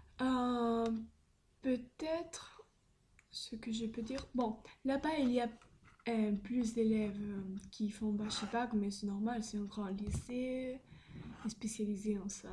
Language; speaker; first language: French; non-native, learner; Spanish